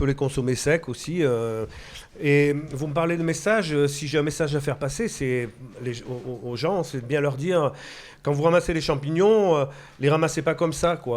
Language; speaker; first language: French; native; French